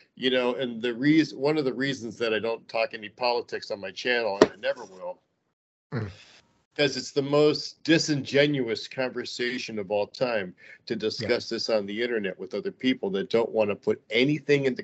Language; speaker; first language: English; native; English